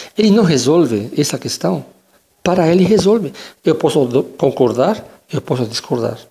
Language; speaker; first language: Portuguese; non-native, fluent; Spanish